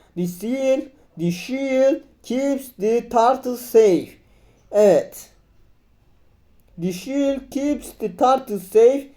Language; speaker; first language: English; non-native, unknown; Turkish